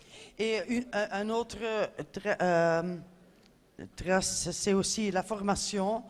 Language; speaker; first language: French; non-native, fluent; Dutch